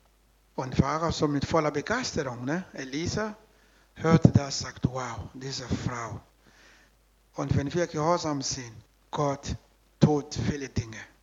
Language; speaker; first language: German; non-native, learner; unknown